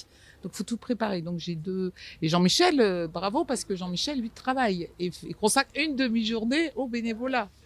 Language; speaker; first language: French; native; French